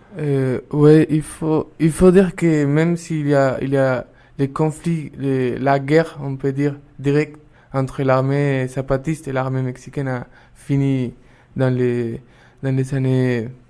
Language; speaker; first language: French; non-native, fluent; Spanish